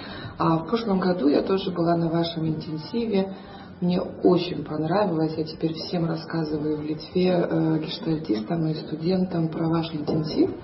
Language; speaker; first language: Russian; non-native, fluent; Lithuanian